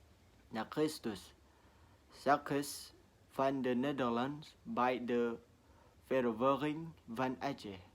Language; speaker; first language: Dutch; non-native, learner; Indonesian